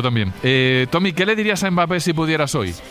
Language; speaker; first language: Spanish; native; Spanish